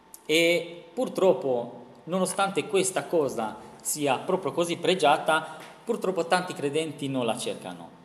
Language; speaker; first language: Italian; non-native, fluent; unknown